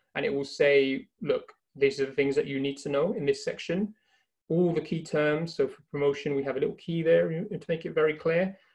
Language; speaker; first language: English; native; English